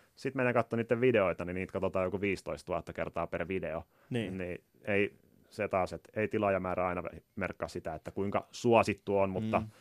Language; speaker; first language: Finnish; native; Finnish